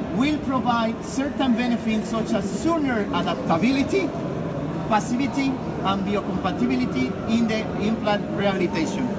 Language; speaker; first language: English; non-native, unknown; Spanish